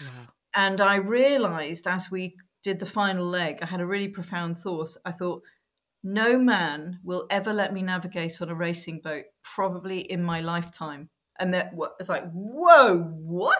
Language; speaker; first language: English; native; English